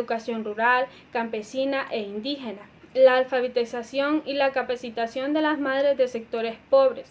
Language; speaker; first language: Spanish; native; Spanish